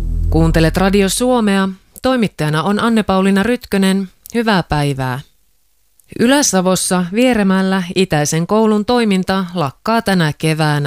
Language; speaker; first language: Finnish; native; Finnish